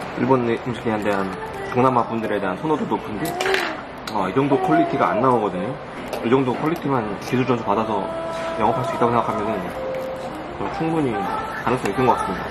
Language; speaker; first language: Korean; native; Korean